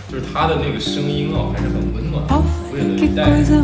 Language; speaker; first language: Chinese; native; Chinese